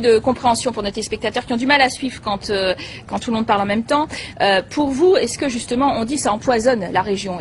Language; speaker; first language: French; native; French